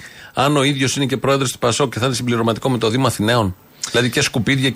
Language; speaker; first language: Greek; native; Greek